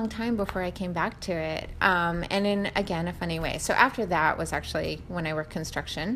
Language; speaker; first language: English; native; English